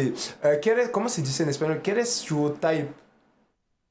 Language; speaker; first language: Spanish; non-native, learner; French